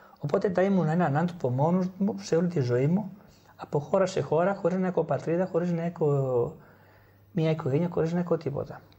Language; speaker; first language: Greek; non-native, fluent; Italian